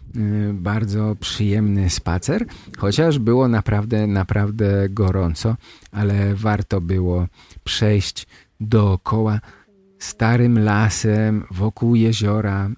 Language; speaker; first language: Polish; native; Polish